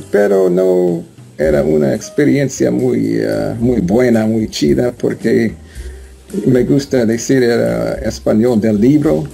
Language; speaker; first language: Spanish; non-native, learner; English